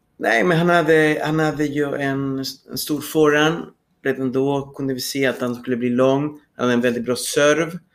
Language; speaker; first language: Swedish; non-native, fluent; Spanish